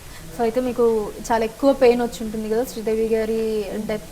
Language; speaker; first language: Telugu; native; Telugu